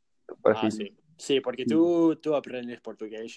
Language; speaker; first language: Spanish; non-native, fluent; English